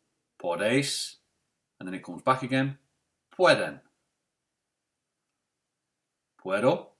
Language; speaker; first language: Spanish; non-native, fluent; English